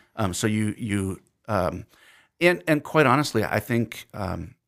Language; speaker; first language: English; native; English